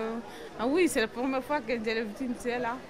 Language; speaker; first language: French; non-native, learner; Bambara